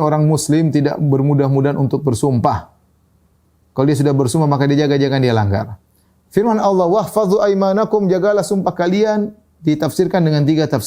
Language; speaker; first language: Indonesian; native; Indonesian